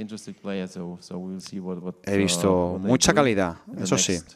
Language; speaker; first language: Spanish; non-native, learner; German